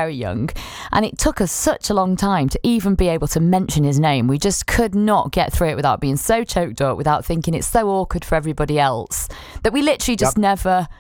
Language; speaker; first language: English; native; English